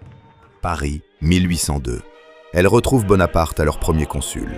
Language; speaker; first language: French; native; French